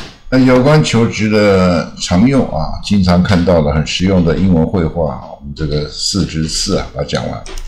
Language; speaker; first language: Chinese; native; Chinese